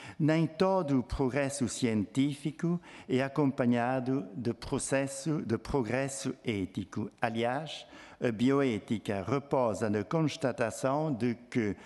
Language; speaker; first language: Portuguese; non-native, fluent; French